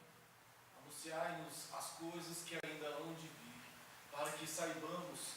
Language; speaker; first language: Portuguese; native; Portuguese